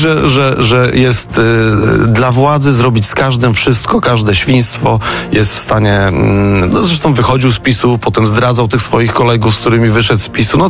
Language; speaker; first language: Polish; native; Polish